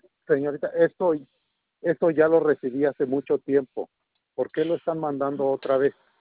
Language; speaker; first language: Spanish; native; Spanish